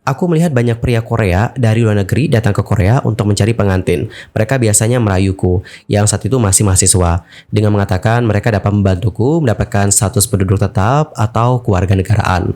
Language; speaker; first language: Indonesian; native; Indonesian